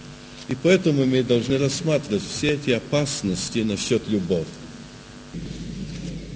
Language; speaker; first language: Russian; early bilingual, heritage; Russian